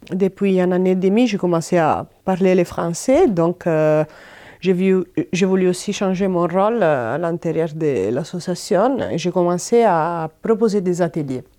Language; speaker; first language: French; non-native, fluent; Italian